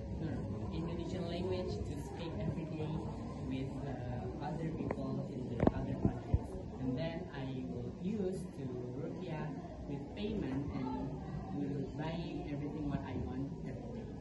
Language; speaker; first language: English; non-native, learner; Indonesian